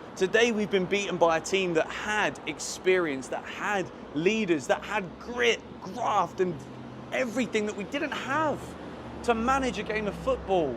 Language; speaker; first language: English; native; English